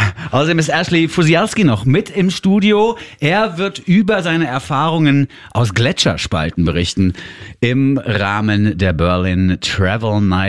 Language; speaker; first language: German; native; German